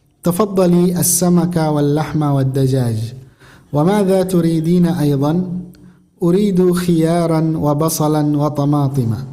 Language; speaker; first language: Arabic; non-native, fluent; Indonesian